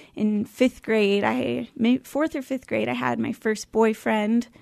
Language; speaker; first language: English; native; English